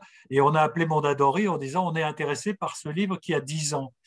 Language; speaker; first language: French; native; French